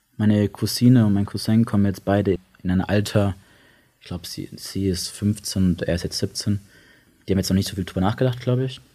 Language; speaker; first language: German; early bilingual, other home language; Italian